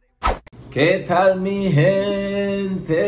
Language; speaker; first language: Spanish; non-native, local second language; English